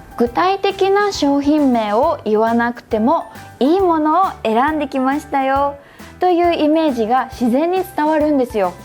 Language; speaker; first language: Japanese; native; Japanese